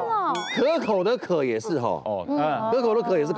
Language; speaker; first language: Chinese; native; Chinese